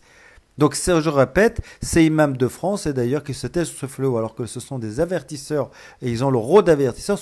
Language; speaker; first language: French; native; French